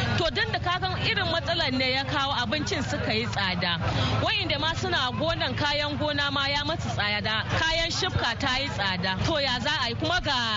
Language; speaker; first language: Hausa; non-native, local second language; Igbo